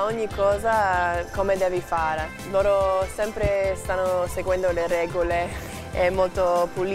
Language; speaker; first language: Italian; non-native, learner; English